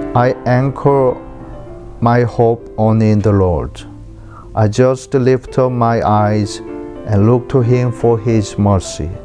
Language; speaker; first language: English; non-native, fluent; Korean